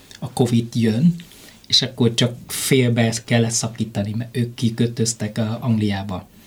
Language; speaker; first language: Hungarian; non-native, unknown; Vietnamese